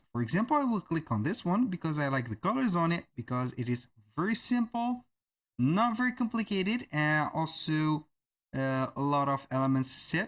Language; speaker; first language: English; non-native, fluent; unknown